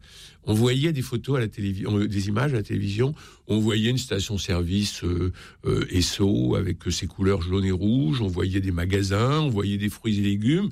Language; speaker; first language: French; native; French